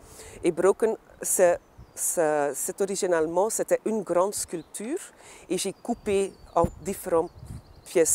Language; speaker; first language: French; non-native, local second language; Dutch